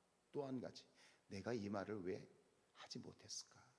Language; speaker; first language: Korean; native; Korean